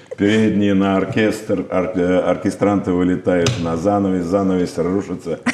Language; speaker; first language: Russian; native; Russian